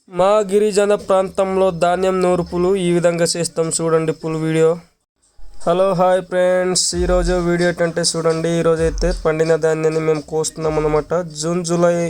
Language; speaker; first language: Telugu; non-native, local second language; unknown